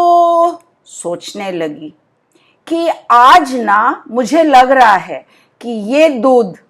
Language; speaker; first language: Hindi; native; Hindi